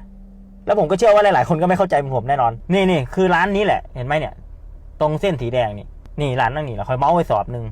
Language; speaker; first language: Thai; native; Thai